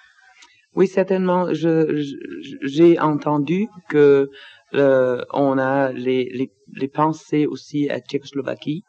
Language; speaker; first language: French; non-native, learner; Danish